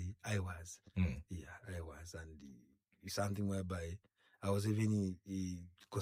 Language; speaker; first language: English; non-native, local second language; Nyanja